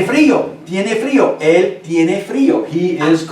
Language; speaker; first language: Spanish; non-native, fluent; English